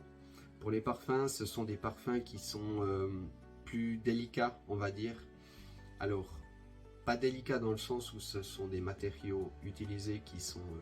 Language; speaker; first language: French; native; French